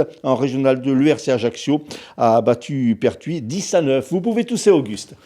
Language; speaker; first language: French; native; French